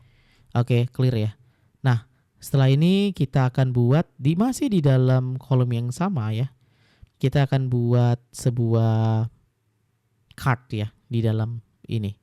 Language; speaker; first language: Indonesian; native; Indonesian